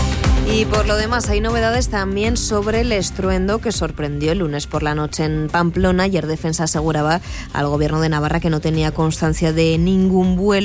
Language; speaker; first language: Spanish; native; Spanish